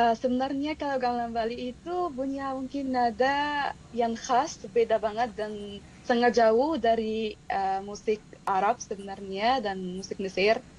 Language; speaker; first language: Indonesian; non-native, fluent; Arabic